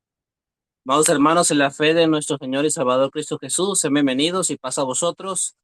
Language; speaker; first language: Spanish; native; Spanish